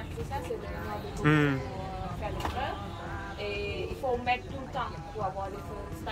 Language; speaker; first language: French; non-native, learner; Khmer